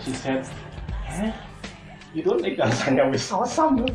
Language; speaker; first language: English; non-native, fluent; Indonesian